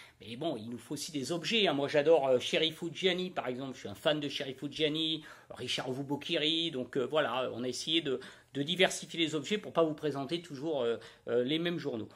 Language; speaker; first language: French; native; French